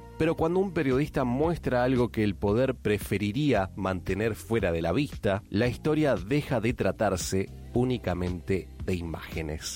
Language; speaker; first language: Spanish; native; Spanish